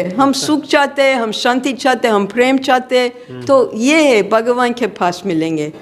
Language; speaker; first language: Hindi; non-native, fluent; English